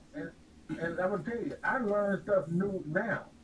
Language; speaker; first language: English; native; English